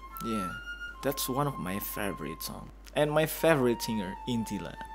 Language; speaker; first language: English; non-native, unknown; Indonesian